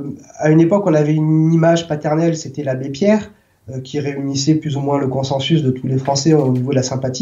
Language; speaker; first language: French; native; French